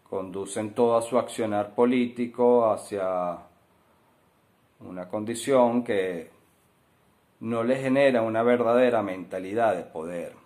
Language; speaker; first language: Spanish; native; Spanish